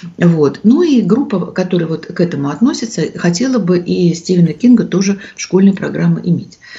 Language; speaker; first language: Russian; native; Russian